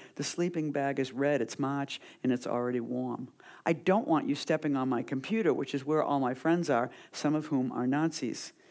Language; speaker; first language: English; native; English